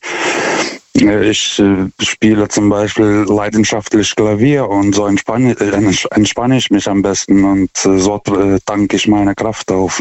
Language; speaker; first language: German; non-native, fluent; Lithuanian